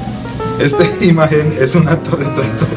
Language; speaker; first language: Spanish; non-native, learner; English